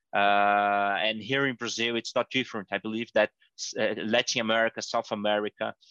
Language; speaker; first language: English; non-native, fluent; Portuguese